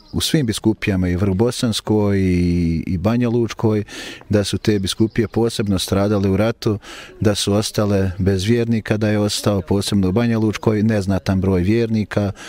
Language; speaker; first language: Croatian; native; Croatian